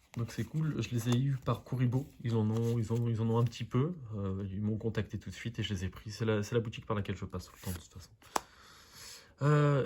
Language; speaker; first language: French; native; French